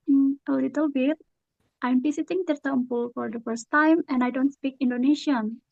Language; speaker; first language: English; non-native, learner; Indonesian